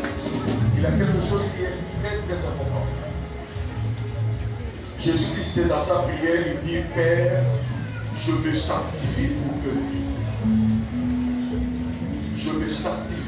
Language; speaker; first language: French; non-native, local second language; Lingala